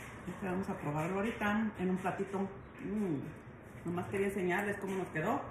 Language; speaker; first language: Spanish; native; Spanish